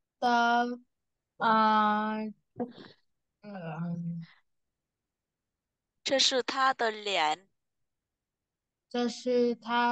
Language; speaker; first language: Chinese; non-native, fluent; Vietnamese